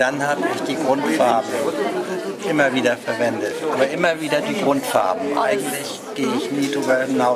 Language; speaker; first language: German; native; German